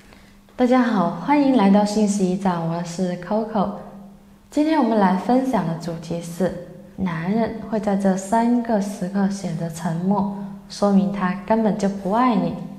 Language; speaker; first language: Chinese; native; Chinese